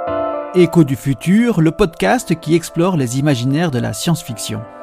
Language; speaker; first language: French; native; French